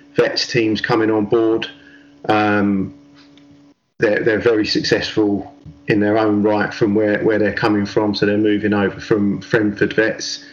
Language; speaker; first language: English; native; English